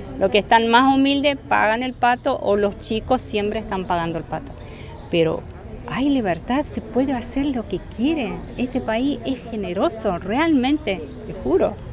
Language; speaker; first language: Spanish; non-native, fluent; Arabic